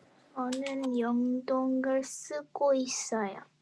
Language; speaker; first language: Korean; non-native, learner; English